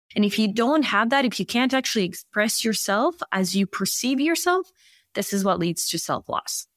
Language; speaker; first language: English; early bilingual, other home language; Bosnian